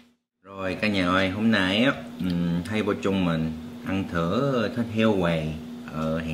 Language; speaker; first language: Vietnamese; non-native, learner; Korean